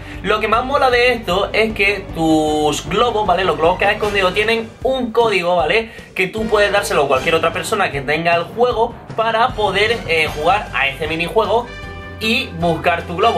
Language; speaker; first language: Spanish; native; Spanish